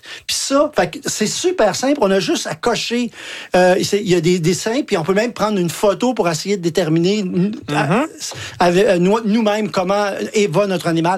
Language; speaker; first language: French; native; French